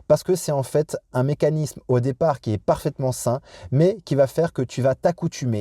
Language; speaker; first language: French; native; French